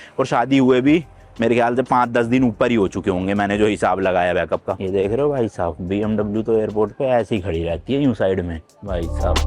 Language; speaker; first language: Hindi; native; Hindi